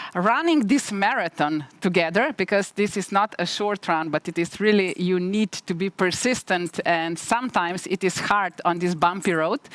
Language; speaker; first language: English; non-native, fluent; Slovenian